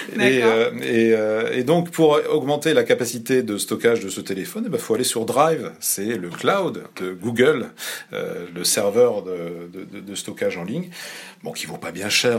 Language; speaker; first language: French; native; French